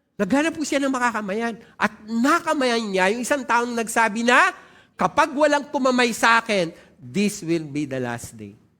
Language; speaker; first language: Filipino; non-native, local second language; Waray